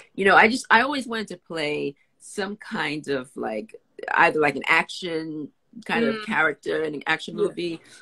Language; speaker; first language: English; native; English